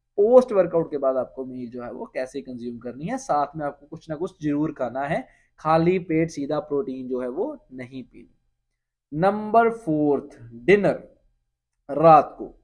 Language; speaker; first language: Hindi; non-native, local second language; Punjabi